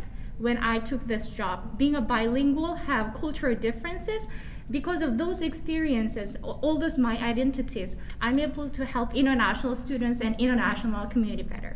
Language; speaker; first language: English; non-native, fluent; Korean